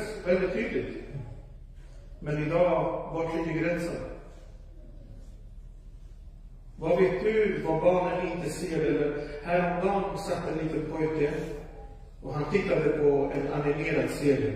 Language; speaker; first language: Swedish; non-native, fluent; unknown